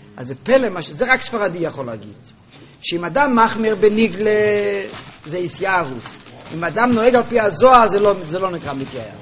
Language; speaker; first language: Hebrew; native; Hebrew